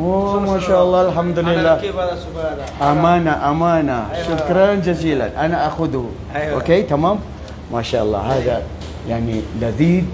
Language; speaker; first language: Arabic; non-native, learner; Maranao